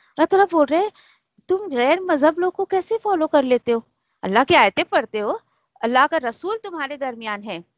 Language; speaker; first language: Urdu; native; Urdu